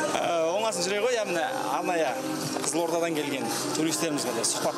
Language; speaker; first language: Kazakh; native; Kazakh